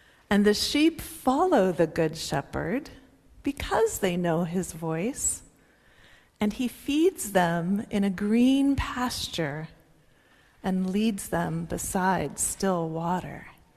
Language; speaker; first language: English; native; English